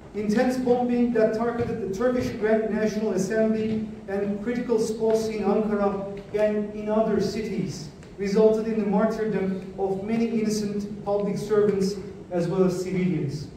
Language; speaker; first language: English; non-native, fluent; Turkish